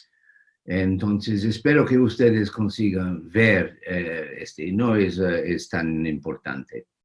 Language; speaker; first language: Spanish; non-native, fluent; English